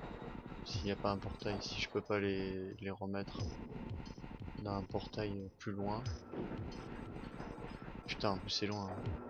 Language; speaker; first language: French; native; French